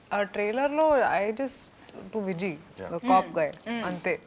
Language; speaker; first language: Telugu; non-native, local second language; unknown